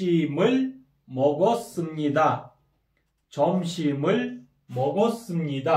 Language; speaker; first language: Korean; non-native, fluent; Kyrgyz